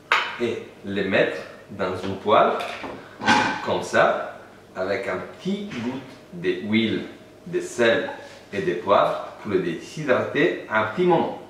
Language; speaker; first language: French; non-native, fluent; Italian